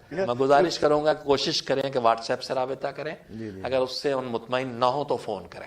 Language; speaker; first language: Urdu; native; Urdu